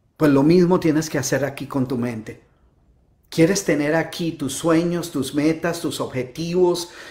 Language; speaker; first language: Spanish; native; Spanish